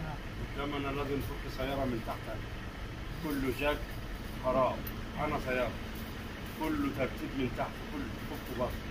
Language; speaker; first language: Arabic; non-native, learner; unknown